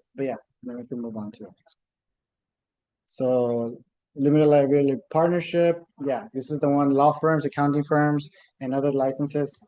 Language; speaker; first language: English; early bilingual, other home language; Spanish